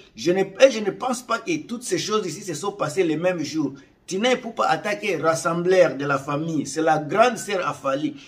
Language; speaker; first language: French; non-native, local second language; Lingala